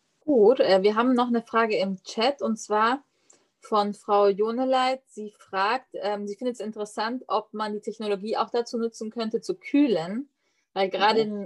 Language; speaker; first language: German; native; German